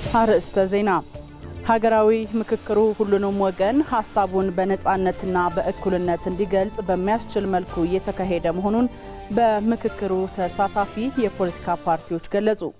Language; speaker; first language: Amharic; native; Amharic